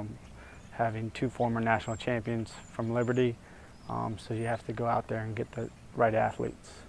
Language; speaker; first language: English; native; English